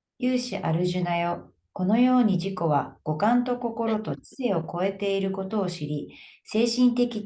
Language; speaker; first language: Japanese; native; Japanese